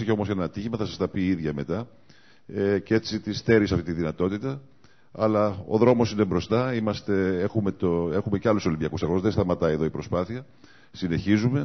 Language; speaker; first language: Greek; native; Greek